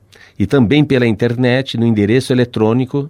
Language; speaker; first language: Portuguese; native; Portuguese